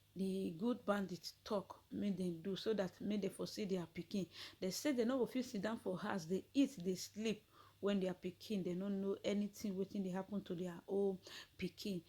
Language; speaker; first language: Nigerian Pidgin; native; Nigerian Pidgin